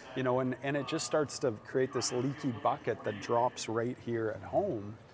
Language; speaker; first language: English; native; English